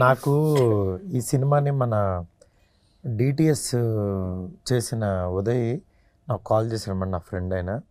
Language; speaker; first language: Telugu; native; Telugu